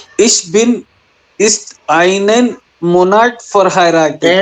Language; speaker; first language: German; non-native, learner; Hindi